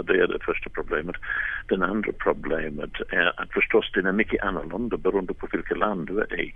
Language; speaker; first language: Swedish; non-native, fluent; English